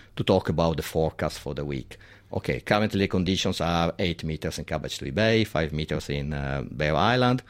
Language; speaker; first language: English; non-native, fluent; Italian